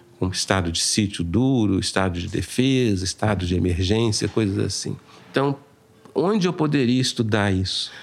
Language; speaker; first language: Portuguese; native; Portuguese